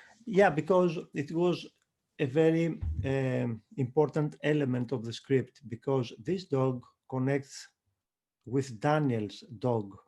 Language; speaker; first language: English; non-native, fluent; Greek